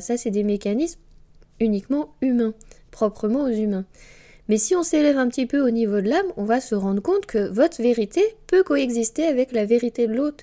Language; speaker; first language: French; native; French